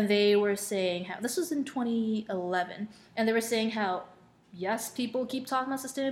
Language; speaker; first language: English; non-native, local second language; Cantonese